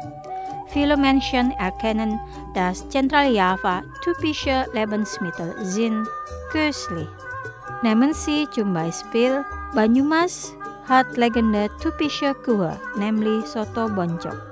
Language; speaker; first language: German; non-native, learner; Indonesian